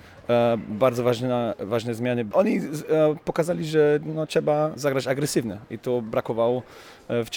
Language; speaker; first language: Polish; non-native, fluent; German